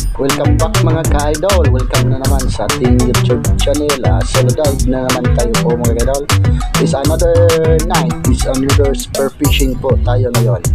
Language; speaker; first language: Filipino; non-native, local second language; Cebuano